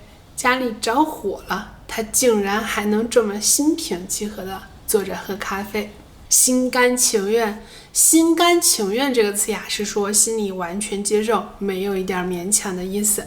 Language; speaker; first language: Chinese; native; Chinese